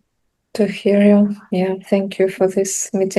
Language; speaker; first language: English; non-native, learner; Russian